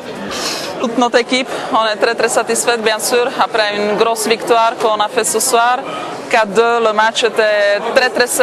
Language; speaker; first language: French; non-native, fluent; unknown